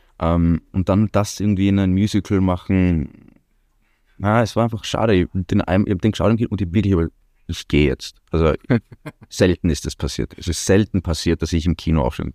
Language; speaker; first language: German; non-native, fluent; Icelandic